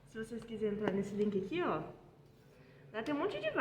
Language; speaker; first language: Portuguese; native; Portuguese